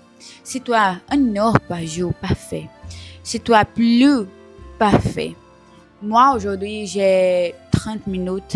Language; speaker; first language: French; non-native, learner; Portuguese